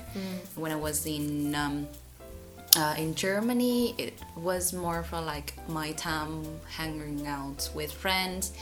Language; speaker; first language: English; non-native, fluent; Vietnamese